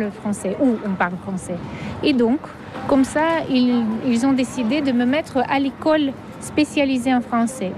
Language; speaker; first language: French; non-native, fluent; Russian